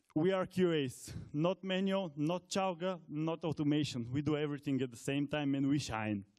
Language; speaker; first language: English; non-native, learner; Bulgarian